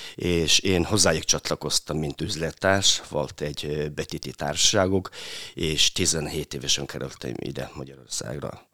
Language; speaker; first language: Hungarian; non-native, fluent; Mongolian